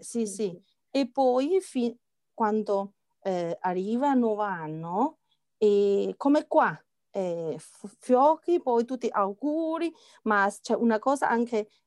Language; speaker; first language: Italian; non-native, learner; Chinese